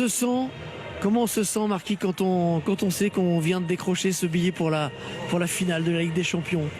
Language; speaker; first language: French; native; French